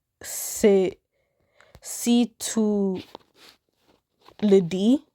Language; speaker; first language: French; non-native, learner; English